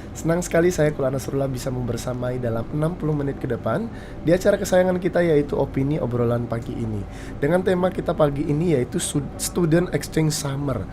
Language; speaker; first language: Indonesian; native; Indonesian